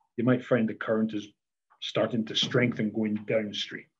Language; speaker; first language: English; native; English